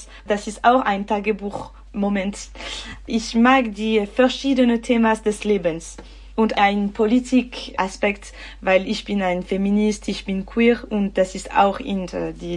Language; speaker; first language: German; non-native, learner; French